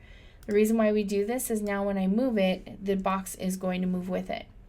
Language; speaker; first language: English; native; English